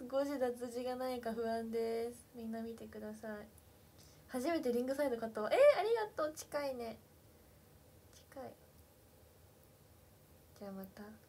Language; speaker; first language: Japanese; native; Japanese